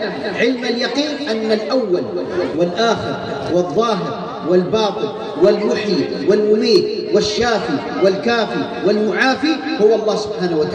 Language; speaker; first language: Arabic; native; Arabic